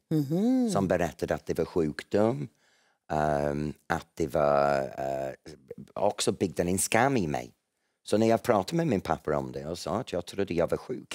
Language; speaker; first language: Swedish; non-native, fluent; English